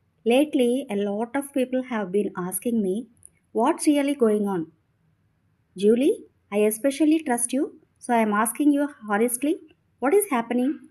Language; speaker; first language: English; non-native, local second language; Telugu